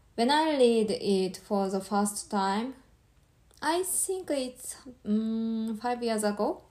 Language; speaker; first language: English; non-native, learner; Japanese